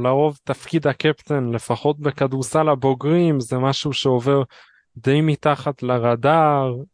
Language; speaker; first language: Hebrew; native; Hebrew